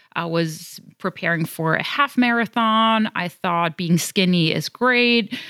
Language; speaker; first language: English; non-native, fluent; German